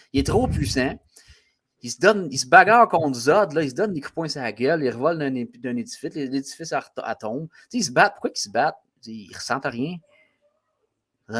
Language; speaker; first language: French; native; French